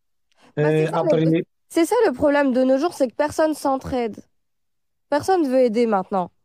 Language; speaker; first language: French; early bilingual, other home language; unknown